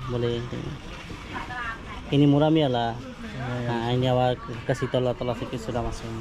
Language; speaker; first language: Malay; non-native, learner; Bangla